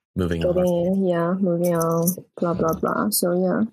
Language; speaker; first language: English; non-native, fluent; Chinese